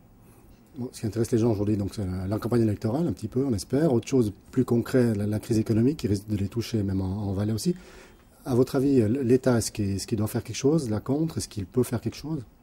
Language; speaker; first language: French; native; French